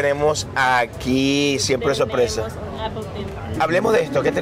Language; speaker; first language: Spanish; native; Spanish